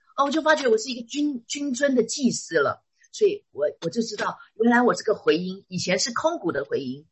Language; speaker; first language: Chinese; native; Chinese